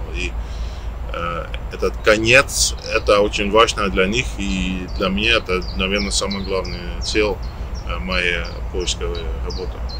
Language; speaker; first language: Russian; non-native, learner; Dutch